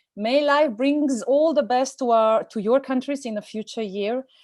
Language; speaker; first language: English; non-native, fluent; Slovenian